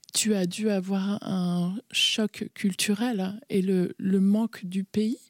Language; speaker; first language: French; native; French